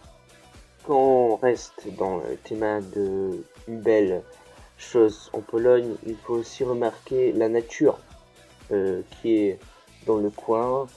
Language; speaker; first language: French; early bilingual, heritage; French